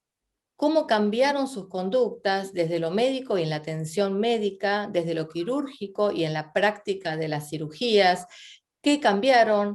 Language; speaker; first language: Spanish; native; Spanish